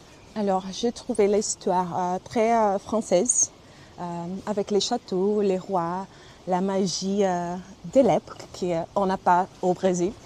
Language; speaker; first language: French; non-native, fluent; Portuguese